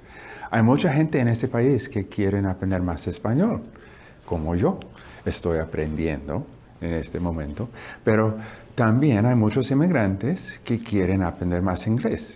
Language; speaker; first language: Spanish; non-native, learner; English